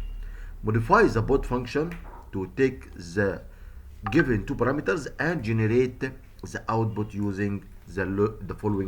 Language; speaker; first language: English; non-native, fluent; Arabic